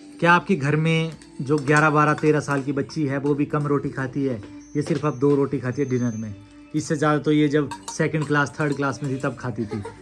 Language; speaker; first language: Hindi; native; Hindi